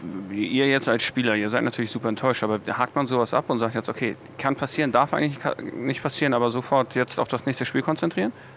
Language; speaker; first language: German; native; German